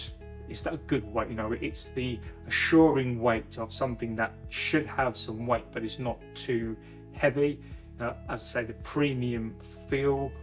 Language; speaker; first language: English; native; English